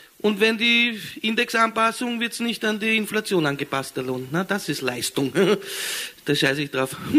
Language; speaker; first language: German; native; German